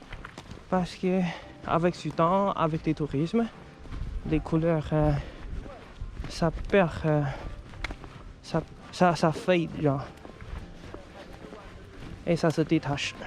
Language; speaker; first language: French; non-native, fluent; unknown